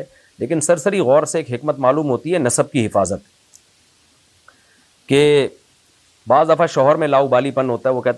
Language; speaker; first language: Urdu; native; Urdu